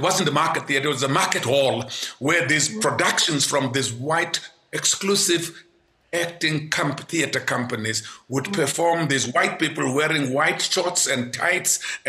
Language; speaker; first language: English; non-native, local second language; Xhosa